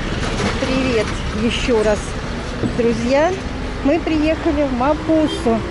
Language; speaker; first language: Russian; native; Russian